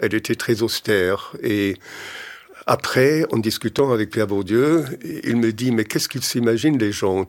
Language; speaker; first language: French; non-native, fluent; German